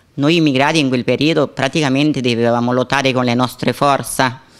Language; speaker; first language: Italian; non-native, fluent; Spanish